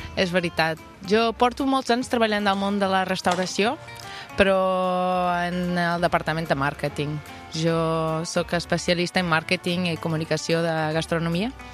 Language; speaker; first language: Catalan; non-native, fluent; Portuguese